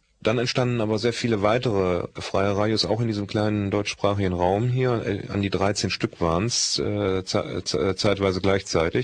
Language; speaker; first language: German; native; German